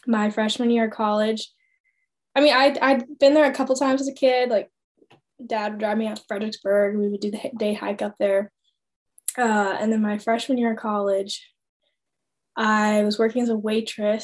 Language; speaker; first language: English; native; English